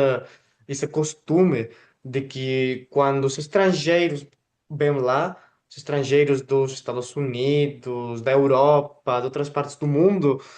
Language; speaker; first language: Portuguese; non-native, fluent; Spanish